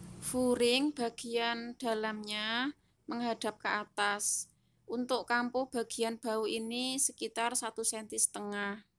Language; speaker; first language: Indonesian; native; Indonesian